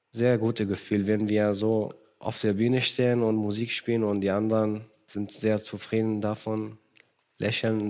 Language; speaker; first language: German; non-native, fluent; Kurdish